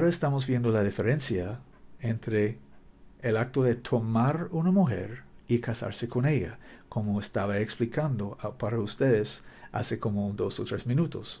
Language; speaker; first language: Spanish; non-native, learner; English